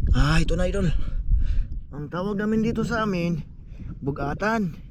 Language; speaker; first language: Filipino; non-native, local second language; Cebuano